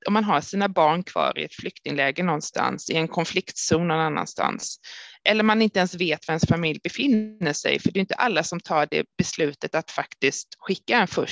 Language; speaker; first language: Swedish; native; Swedish